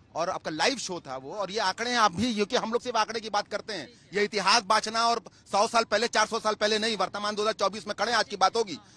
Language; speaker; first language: Hindi; native; Hindi